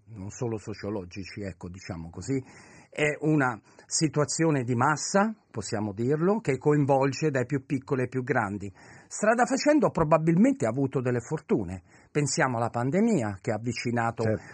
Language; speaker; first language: Italian; native; Italian